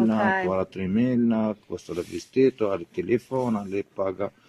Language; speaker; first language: Italian; non-native, learner; Arabic